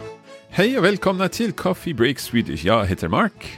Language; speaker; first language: Swedish; non-native, learner; English